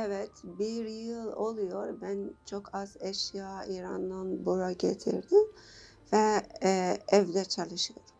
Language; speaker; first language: Turkish; non-native, learner; Persian